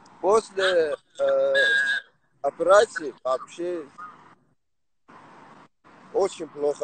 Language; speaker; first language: Russian; non-native, learner; Persian